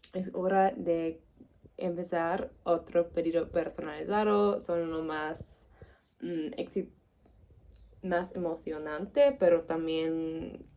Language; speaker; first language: Spanish; non-native, learner; English